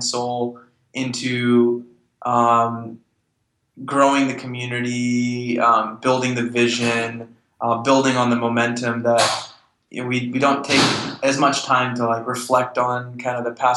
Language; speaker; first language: English; native; English